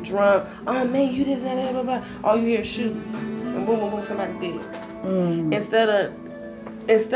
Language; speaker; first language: English; native; English